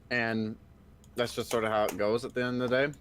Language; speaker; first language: English; native; English